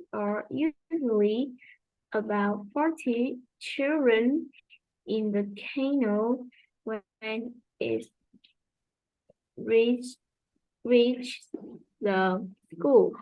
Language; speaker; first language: English; non-native, learner; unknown